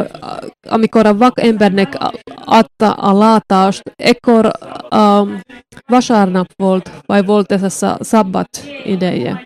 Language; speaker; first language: Hungarian; non-native, learner; Finnish